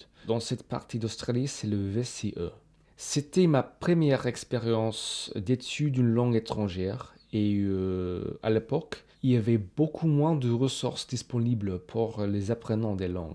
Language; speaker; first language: French; non-native, fluent; English